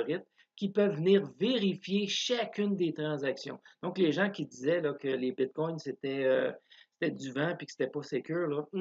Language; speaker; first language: French; native; French